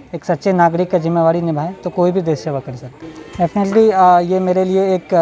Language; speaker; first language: Hindi; native; Hindi